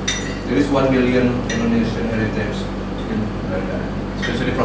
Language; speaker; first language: English; non-native, learner; Indonesian